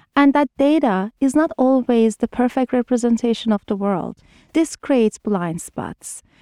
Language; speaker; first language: English; non-native, fluent; Turkish